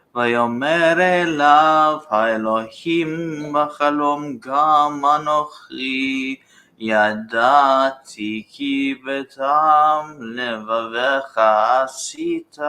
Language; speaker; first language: Hebrew; non-native, learner; English